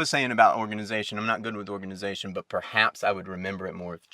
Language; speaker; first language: English; native; English